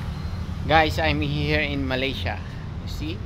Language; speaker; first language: English; non-native, local second language; Filipino